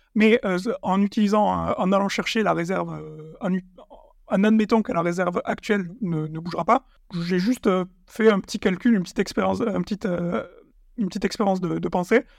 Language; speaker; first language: French; native; French